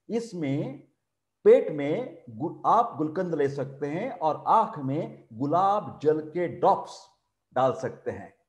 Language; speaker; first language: Hindi; non-native, local second language; Marathi